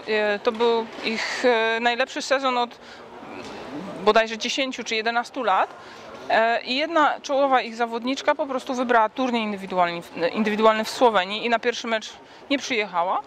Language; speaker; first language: Polish; native; Polish